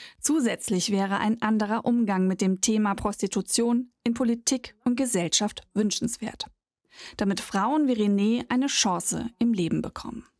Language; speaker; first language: German; native; German